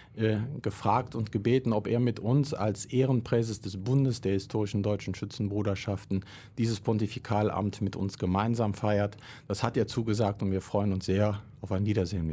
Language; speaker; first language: German; native; German